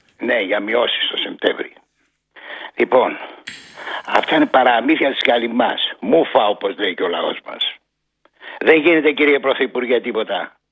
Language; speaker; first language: Greek; native; Greek